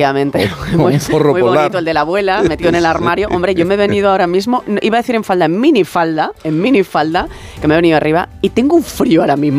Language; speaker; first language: Spanish; native; Spanish